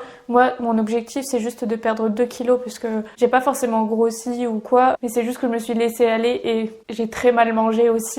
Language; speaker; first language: French; native; French